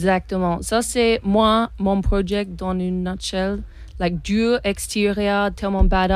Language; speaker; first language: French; non-native, learner; English